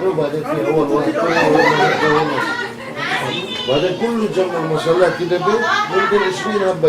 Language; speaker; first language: Arabic; non-native, learner; Turkish